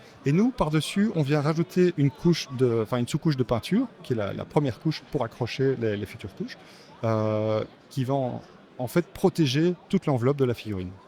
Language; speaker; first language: French; native; French